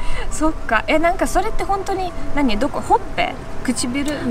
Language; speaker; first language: Japanese; non-native, fluent; Russian